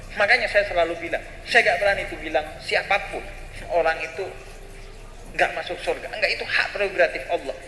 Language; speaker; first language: Indonesian; non-native, local second language; Madurese